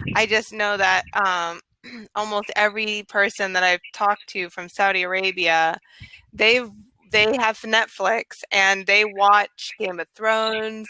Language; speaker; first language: English; native; English